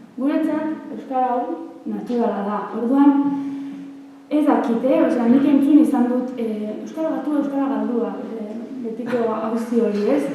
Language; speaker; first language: Basque; native; Basque